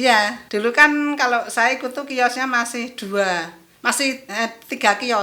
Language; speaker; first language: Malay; non-native, local second language; Javanese